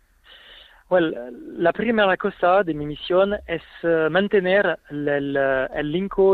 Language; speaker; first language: Spanish; non-native, fluent; French